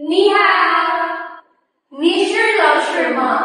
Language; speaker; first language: Chinese; non-native, learner; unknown